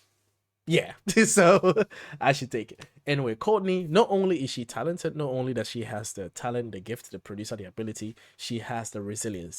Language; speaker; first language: English; native; English